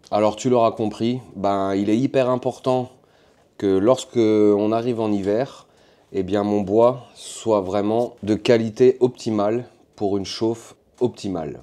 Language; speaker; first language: French; native; French